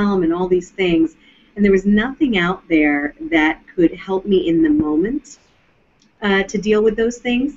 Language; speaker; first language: English; native; English